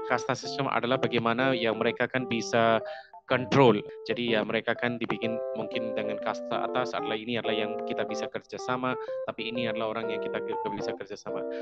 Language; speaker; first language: Indonesian; non-native, fluent; Hindi